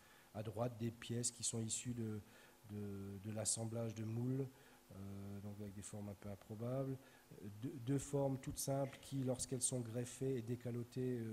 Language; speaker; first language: French; native; French